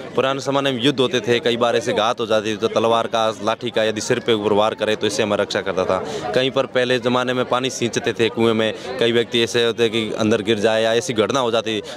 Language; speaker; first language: Hindi; native; Hindi